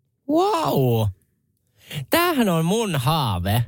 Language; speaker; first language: Finnish; native; Finnish